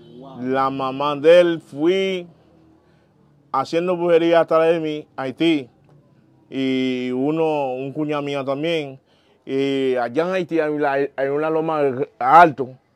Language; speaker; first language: Spanish; non-native, learner; Haitian Creole